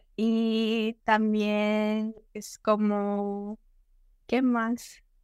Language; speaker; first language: Spanish; non-native, learner; Japanese